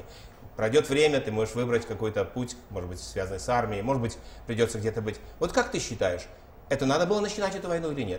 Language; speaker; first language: Russian; native; Russian